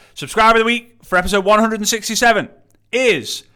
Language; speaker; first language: English; native; English